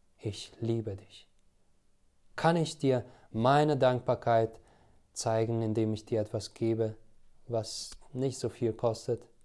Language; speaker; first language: German; non-native, fluent; Albanian